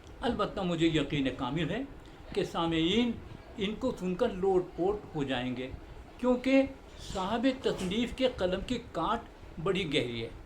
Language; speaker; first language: Urdu; native; Urdu